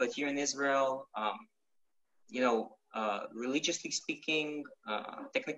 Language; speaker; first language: English; non-native, fluent; Ukrainian